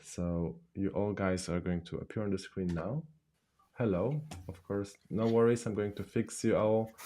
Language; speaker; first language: English; non-native, fluent; Polish